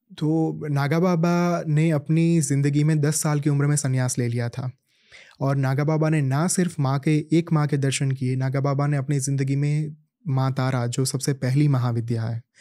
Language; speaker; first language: Hindi; native; Hindi